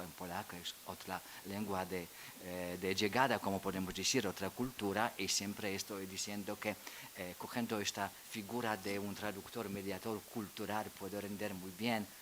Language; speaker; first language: Spanish; non-native, fluent; Polish